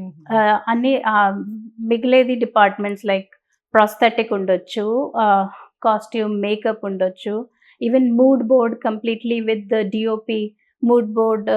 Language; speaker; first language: Telugu; non-native, learner; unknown